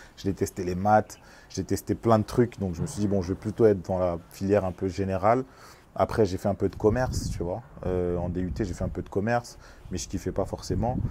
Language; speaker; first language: French; early bilingual, other home language; Lingala